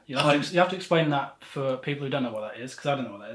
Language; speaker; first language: English; native; English